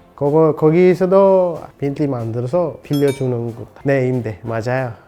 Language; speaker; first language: Korean; non-native, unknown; Sinhala